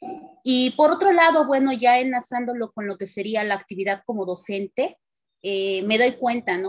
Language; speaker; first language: Spanish; native; Spanish